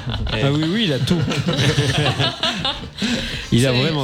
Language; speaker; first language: French; native; French